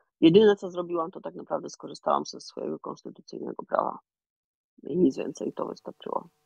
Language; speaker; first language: Polish; native; Polish